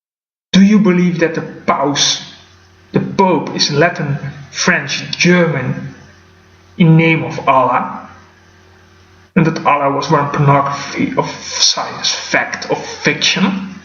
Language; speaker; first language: English; non-native, fluent; Dutch